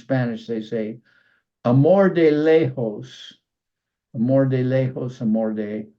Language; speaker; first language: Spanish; non-native, fluent; English